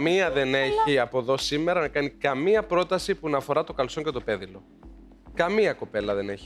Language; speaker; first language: Greek; native; Greek